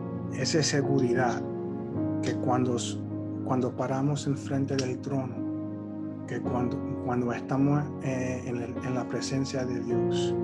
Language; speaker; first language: Spanish; early bilingual, heritage; Spanish